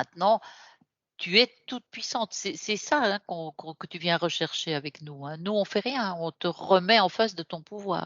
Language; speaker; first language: French; native; French